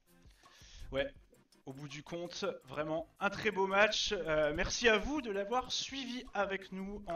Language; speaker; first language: French; native; French